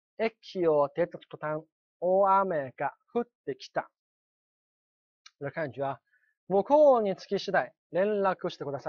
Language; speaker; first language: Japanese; non-native, fluent; Chinese